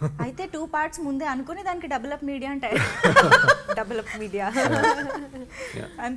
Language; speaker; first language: Telugu; native; Telugu